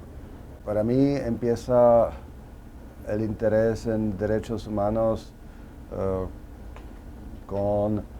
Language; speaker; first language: Spanish; non-native, fluent; Czech